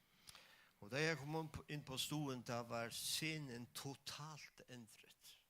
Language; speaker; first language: Danish; non-native, local second language; Faroese